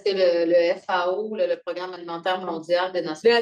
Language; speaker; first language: French; native; French